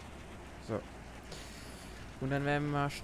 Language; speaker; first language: German; native; German